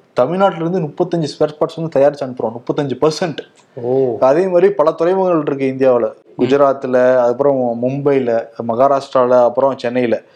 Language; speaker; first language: Tamil; native; Tamil